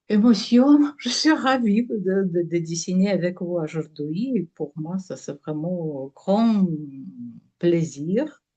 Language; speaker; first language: French; non-native, learner; Russian